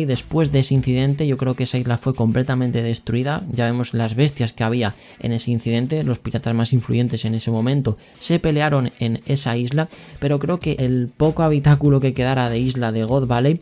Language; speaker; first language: Spanish; native; Spanish